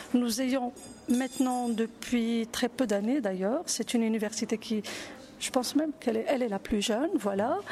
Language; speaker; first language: French; non-native, local second language; Arabic